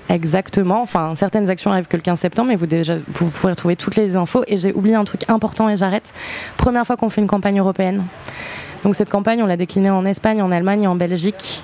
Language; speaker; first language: French; native; French